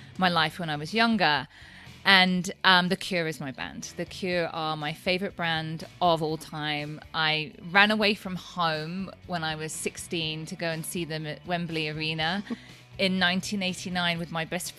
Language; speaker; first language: English; native; English